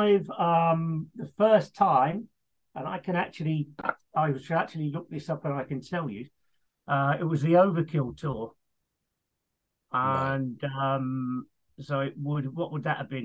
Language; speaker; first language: English; native; English